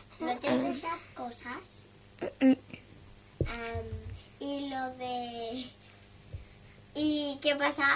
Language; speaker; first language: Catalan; non-native, local second language; Spanish